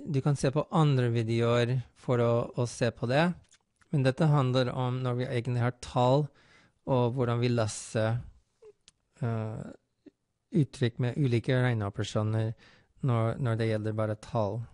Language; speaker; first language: Norwegian; non-native, fluent; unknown